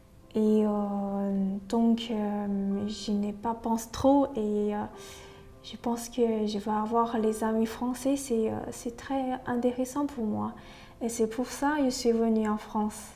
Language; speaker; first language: French; non-native, learner; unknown